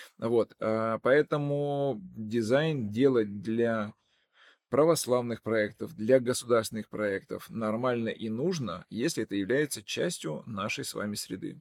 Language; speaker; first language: Russian; non-native, local second language; Udmurt